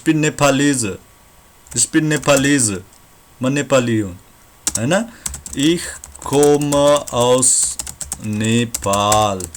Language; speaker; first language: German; non-native, learner; Nepali